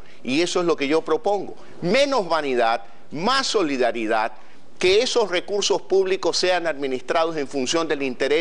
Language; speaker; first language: Spanish; native; Spanish